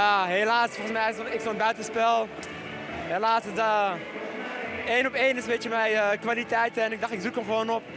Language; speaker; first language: Dutch; non-native, fluent; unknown